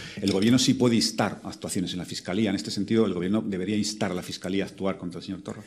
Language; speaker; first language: Spanish; native; Spanish